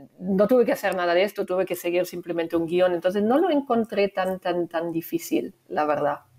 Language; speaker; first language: Spanish; non-native, fluent; German